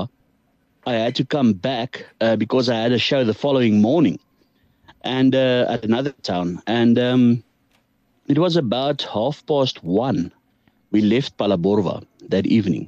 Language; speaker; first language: English; non-native, local second language; Afrikaans